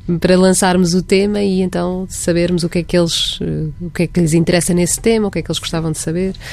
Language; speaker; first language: Portuguese; native; Portuguese